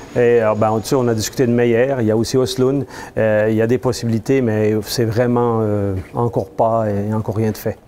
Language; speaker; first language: French; native; French